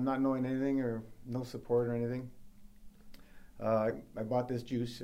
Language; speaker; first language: English; native; English